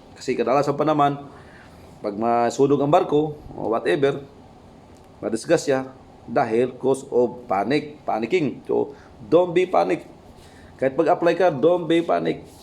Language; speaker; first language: Filipino; non-native, local second language; Cebuano